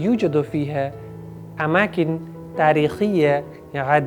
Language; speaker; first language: Arabic; non-native, fluent; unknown